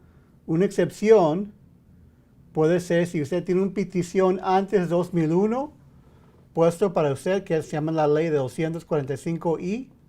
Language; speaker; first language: Spanish; early bilingual, heritage; English